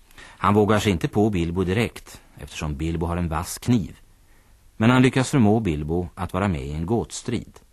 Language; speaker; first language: Swedish; native; Swedish